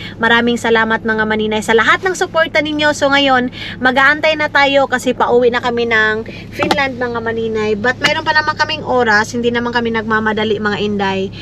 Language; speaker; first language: Filipino; non-native, local second language; Cebuano